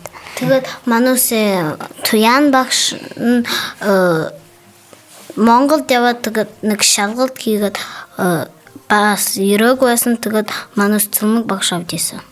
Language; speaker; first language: Mongolian; non-native, learner; Buriat